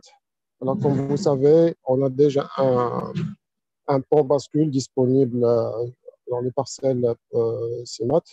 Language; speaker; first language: French; non-native, local second language; Arabic